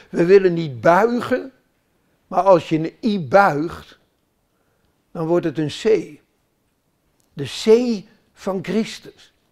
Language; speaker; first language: Dutch; native; Dutch